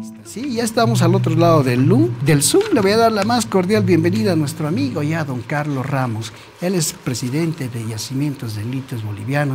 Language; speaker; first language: Spanish; native; Spanish